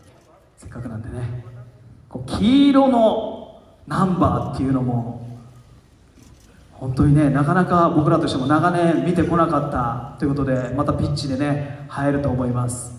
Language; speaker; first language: Japanese; native; Japanese